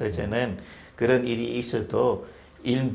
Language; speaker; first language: Korean; non-native, fluent; Vietnamese